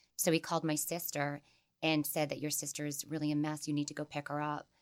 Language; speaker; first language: English; native; English